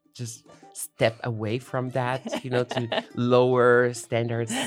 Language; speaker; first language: English; non-native, fluent; French